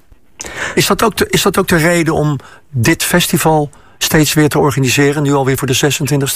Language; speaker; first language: Dutch; native; Dutch